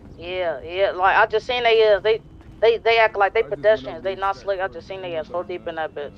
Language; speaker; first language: English; native; English